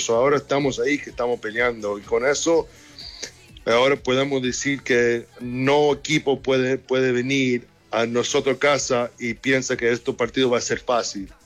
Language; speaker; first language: Spanish; early bilingual, heritage; English